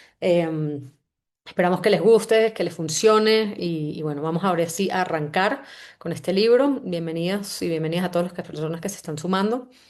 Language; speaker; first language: Spanish; native; Spanish